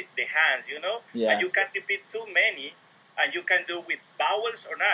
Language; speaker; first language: English; non-native, learner; Spanish